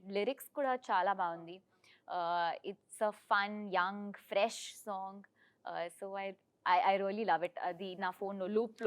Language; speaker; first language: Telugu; non-native, learner; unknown